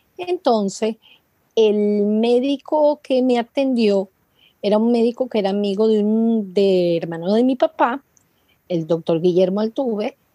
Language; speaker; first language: Spanish; native; Spanish